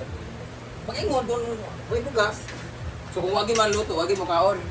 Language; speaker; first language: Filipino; non-native, local second language; Cebuano